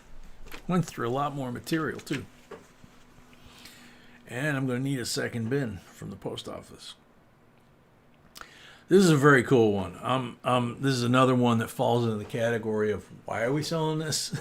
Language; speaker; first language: English; native; English